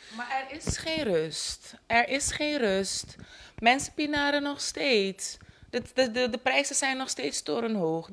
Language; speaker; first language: Dutch; native; Dutch